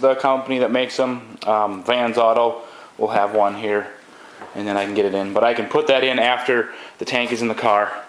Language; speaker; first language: English; native; English